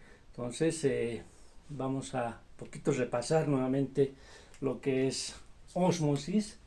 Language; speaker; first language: Spanish; native; Spanish